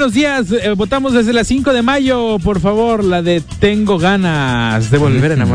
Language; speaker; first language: Spanish; native; Spanish